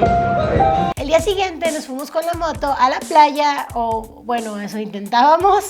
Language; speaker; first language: Spanish; native; Spanish